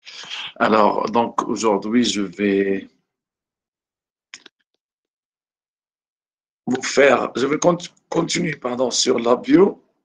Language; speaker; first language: French; non-native, local second language; Arabic